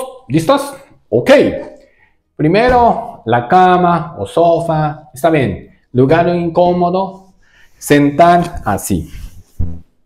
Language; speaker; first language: Spanish; non-native, learner; Japanese